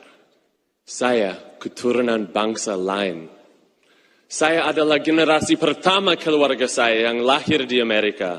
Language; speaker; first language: Malay; non-native, fluent; English